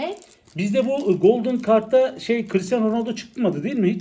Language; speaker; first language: Turkish; native; Turkish